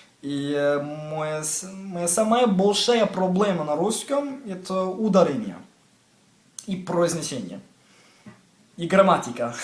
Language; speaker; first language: Russian; non-native, learner; English